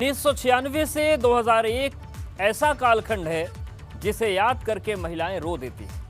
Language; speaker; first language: Hindi; native; Hindi